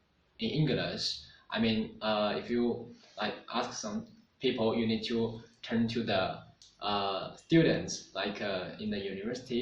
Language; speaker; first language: English; non-native, learner; Chinese